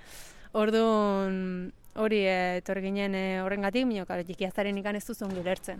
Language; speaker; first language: Basque; early bilingual, other home language; Spanish